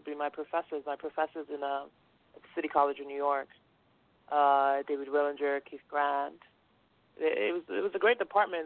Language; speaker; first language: English; non-native, local second language; Yoruba